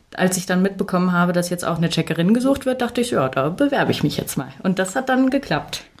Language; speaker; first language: German; native; German